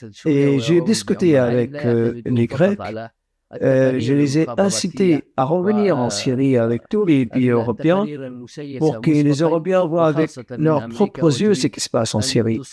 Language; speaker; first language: French; non-native, fluent; Arabic